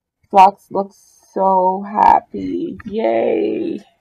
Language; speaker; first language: English; early bilingual, other home language; French